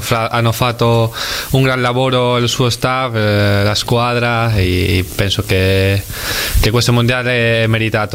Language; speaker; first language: Italian; non-native, fluent; Spanish